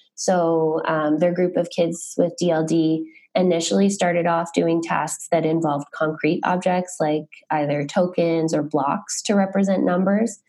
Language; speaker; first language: English; native; English